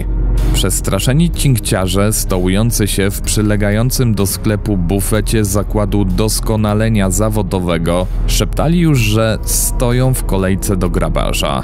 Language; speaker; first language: Polish; native; Polish